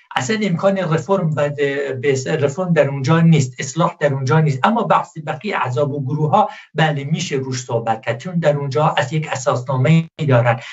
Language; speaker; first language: Persian; non-native, local second language; Kurdish